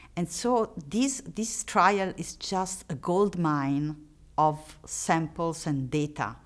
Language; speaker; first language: English; non-native, fluent; Italian